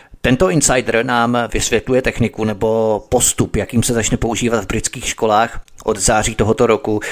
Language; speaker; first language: Czech; native; Czech